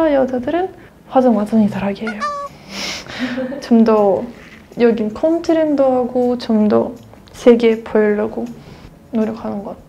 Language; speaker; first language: Korean; non-native, fluent; Russian